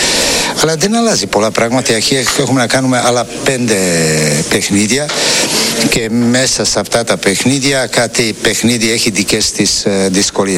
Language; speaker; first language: Greek; non-native, fluent; Serbian